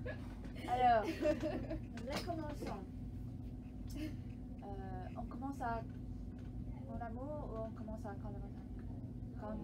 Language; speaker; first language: French; non-native, learner; English